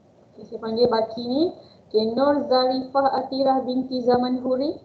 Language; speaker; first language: Malay; native; Malay